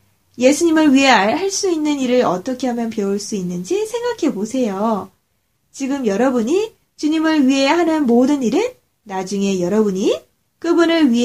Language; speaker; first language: Korean; native; Korean